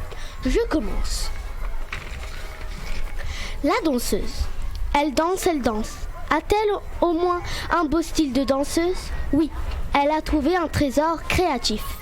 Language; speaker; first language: French; native; French